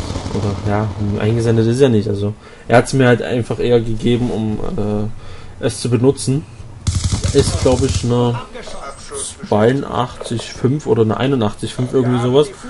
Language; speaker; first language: German; native; German